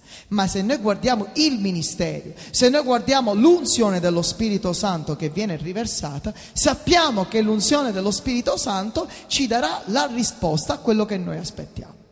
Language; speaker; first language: Italian; native; Italian